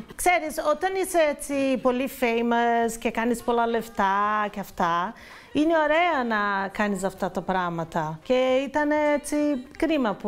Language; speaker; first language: Greek; non-native, fluent; Portuguese